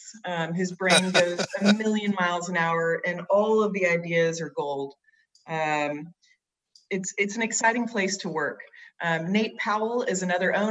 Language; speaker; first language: English; native; English